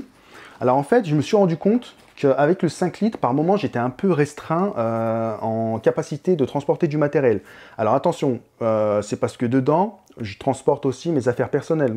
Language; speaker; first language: French; native; French